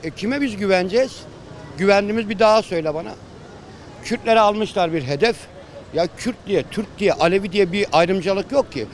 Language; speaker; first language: Turkish; non-native, local second language; Kurdish